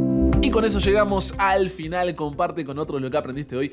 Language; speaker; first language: Spanish; native; Spanish